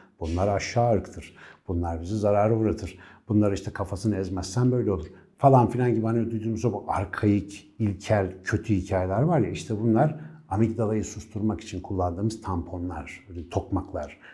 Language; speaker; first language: Turkish; native; Turkish